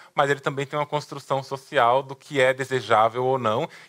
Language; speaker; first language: Portuguese; native; Portuguese